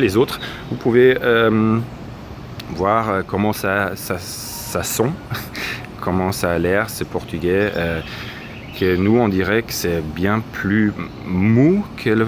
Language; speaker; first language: French; non-native, fluent; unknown